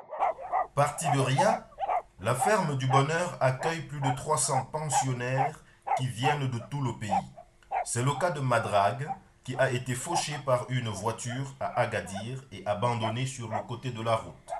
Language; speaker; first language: French; native; French